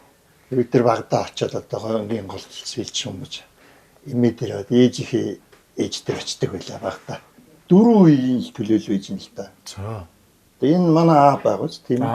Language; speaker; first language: Mongolian; native; Mongolian